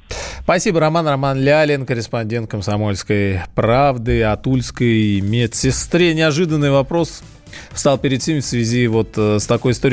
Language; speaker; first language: Russian; native; Russian